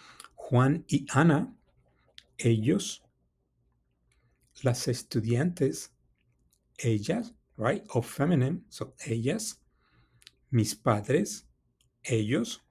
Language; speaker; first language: Spanish; non-native, fluent; English